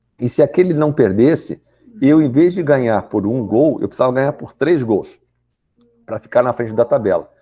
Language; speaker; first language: Portuguese; native; Portuguese